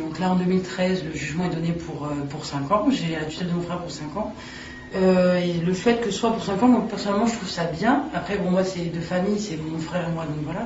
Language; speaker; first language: French; native; French